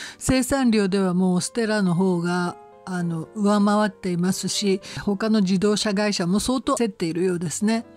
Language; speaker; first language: Japanese; native; Japanese